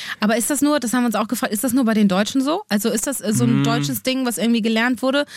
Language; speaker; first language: German; native; German